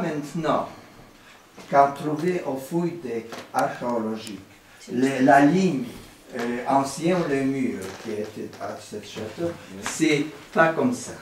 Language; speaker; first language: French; non-native, learner; Polish